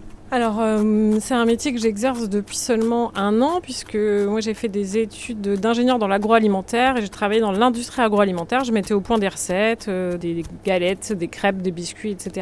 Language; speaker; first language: French; native; French